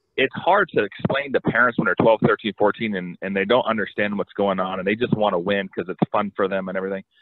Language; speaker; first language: English; native; English